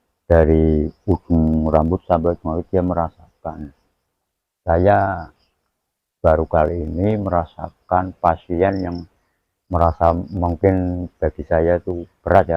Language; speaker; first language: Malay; non-native, local second language; Javanese